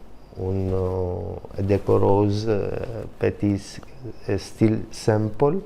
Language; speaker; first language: French; non-native, learner; Italian